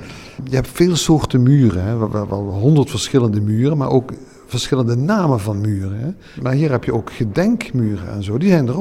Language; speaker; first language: Dutch; native; Dutch